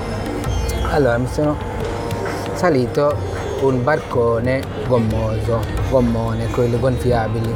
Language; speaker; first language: Italian; non-native, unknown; Bangla